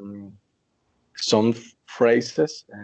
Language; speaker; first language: English; non-native, learner; Spanish